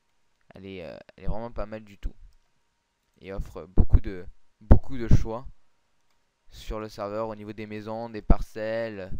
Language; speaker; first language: French; native; French